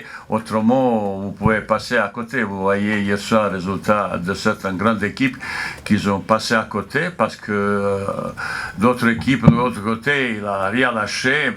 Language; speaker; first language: French; non-native, fluent; Bosnian